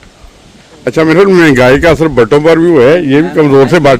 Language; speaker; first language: Hindi; non-native, local second language; Punjabi